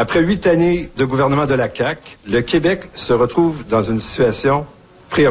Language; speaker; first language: French; native; French